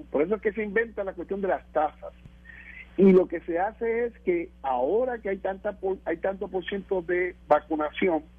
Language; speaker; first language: Spanish; native; Spanish